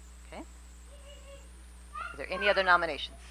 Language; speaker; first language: English; native; English